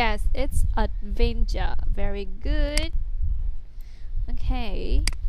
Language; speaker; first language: English; non-native, fluent; Vietnamese